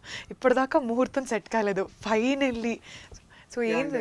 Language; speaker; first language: Telugu; native; Telugu